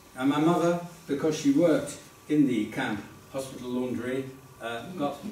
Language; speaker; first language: English; early bilingual, other home language; Dutch